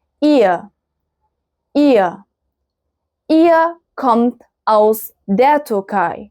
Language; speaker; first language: German; non-native, fluent; Arabic